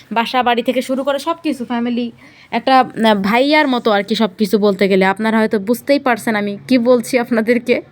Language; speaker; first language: Bangla; native; Bangla